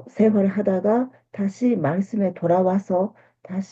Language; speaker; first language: Korean; native; Korean